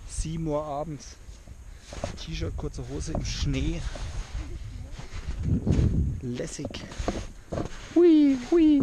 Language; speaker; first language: German; native; German